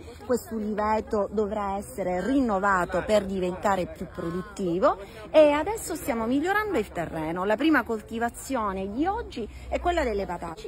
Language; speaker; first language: Italian; native; Italian